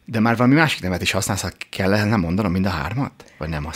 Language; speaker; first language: Hungarian; native; Hungarian